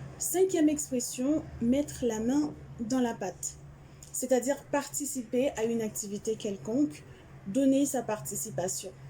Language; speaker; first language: French; non-native, local second language; Haitian Creole